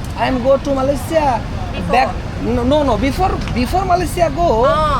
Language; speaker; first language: English; non-native, learner; Bangla